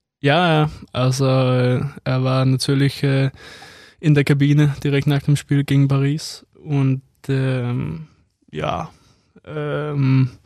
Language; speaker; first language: German; non-native, fluent; Danish